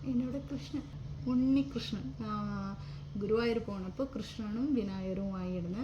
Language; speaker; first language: Tamil; non-native, local second language; Malayalam